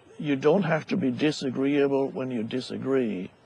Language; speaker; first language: English; non-native, fluent; German